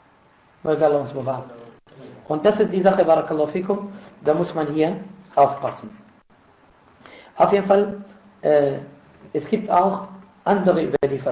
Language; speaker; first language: German; non-native, fluent; Arabic